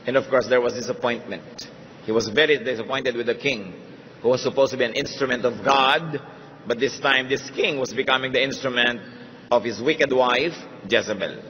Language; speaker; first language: English; non-native, local second language; Filipino